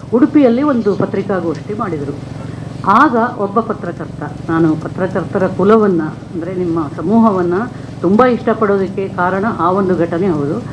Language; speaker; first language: Kannada; native; Kannada